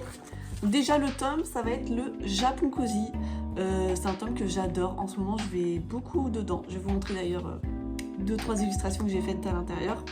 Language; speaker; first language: French; native; French